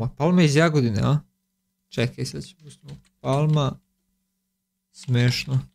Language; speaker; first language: Bosnian; early bilingual, heritage; Bosnian